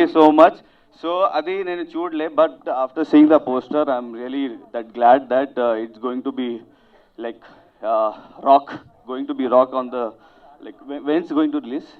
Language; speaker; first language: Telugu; non-native, local second language; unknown